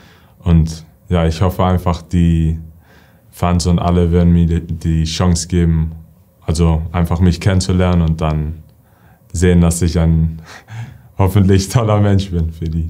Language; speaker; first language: German; early bilingual, heritage; English